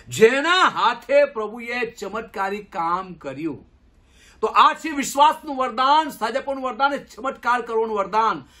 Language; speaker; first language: Gujarati; non-native, local second language; Gamit